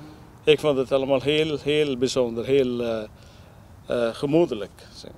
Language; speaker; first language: Dutch; non-native, learner; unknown